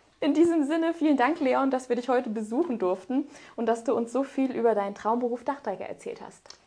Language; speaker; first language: German; native; German